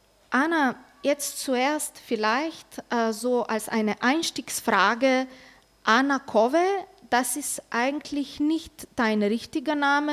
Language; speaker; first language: German; non-native, fluent; Slovenian